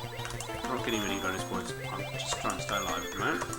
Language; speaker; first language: English; native; English